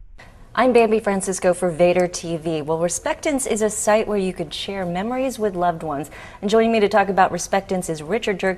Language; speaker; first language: English; native; English